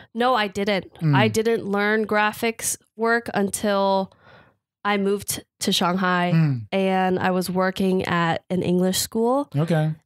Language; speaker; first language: English; native; English